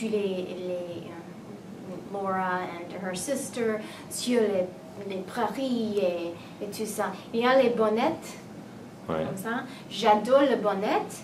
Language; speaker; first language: French; non-native, learner; English